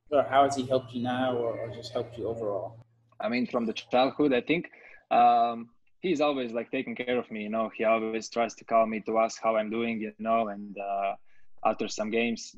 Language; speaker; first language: English; non-native, fluent; Latvian